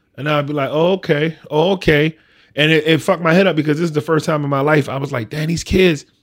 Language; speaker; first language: English; native; English